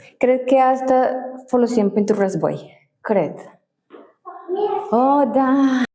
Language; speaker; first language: Romanian; non-native, learner; Spanish